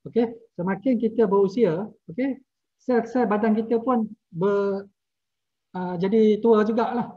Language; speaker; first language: Malay; native; Malay